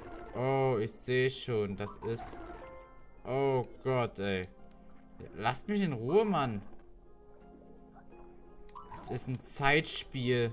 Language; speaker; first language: German; native; German